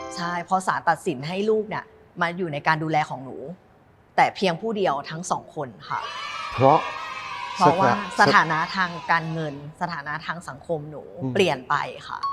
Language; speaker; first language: Thai; native; Thai